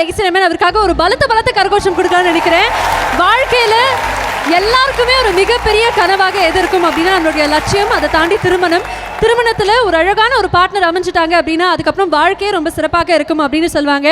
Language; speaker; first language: Tamil; native; Tamil